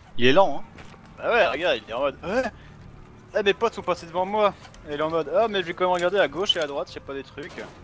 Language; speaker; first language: French; native; French